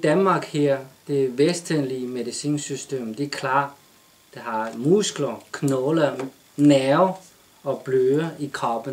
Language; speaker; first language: Danish; non-native, learner; Chinese